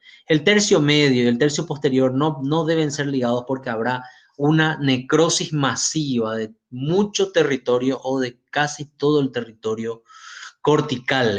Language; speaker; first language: Spanish; native; Spanish